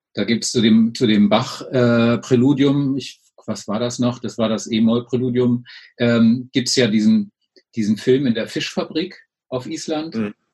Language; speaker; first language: German; native; German